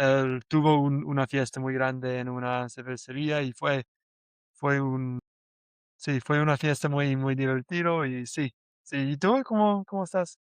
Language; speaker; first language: Spanish; non-native, learner; English